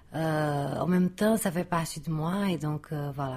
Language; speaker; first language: French; non-native, fluent; Portuguese